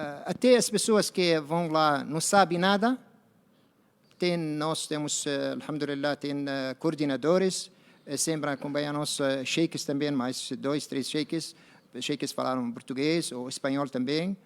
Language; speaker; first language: Portuguese; non-native, learner; Arabic